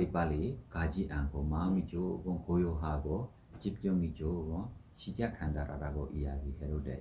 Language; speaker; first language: Korean; non-native, learner; Burmese